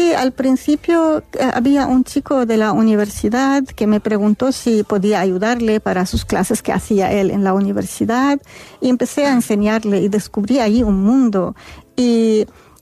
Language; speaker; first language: Spanish; non-native, fluent; Arabic